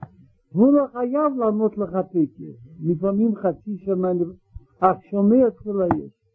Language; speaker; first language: Hebrew; non-native, learner; Russian